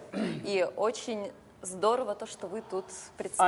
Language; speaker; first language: Russian; native; Russian